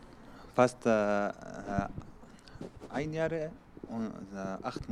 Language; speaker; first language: German; non-native, learner; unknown